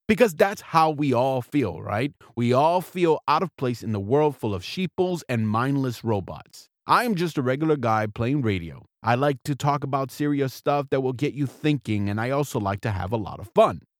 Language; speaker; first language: English; native; English